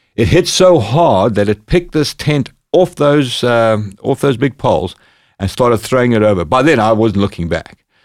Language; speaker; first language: English; native; English